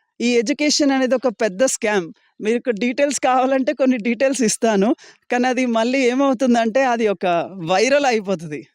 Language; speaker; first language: Telugu; native; Telugu